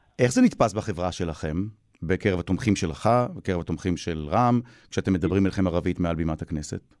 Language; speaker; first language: Hebrew; native; Hebrew